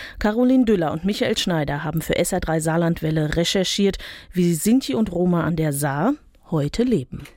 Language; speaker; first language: German; native; German